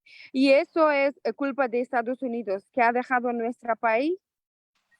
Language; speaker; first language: Spanish; non-native, local second language; Persian